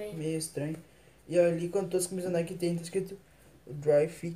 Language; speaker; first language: Portuguese; native; Portuguese